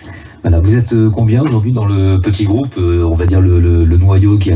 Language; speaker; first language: French; native; French